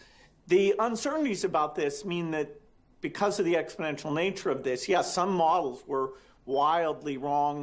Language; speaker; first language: English; native; English